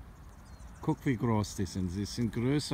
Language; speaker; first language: German; non-native, learner; English